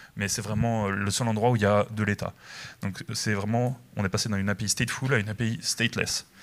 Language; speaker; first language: French; native; French